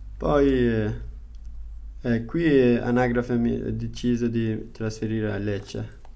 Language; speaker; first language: Italian; non-native, learner; Persian